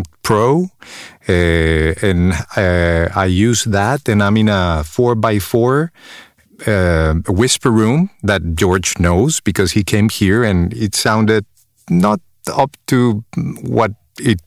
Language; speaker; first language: English; non-native, fluent; Spanish